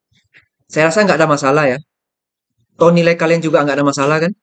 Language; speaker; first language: Indonesian; native; Indonesian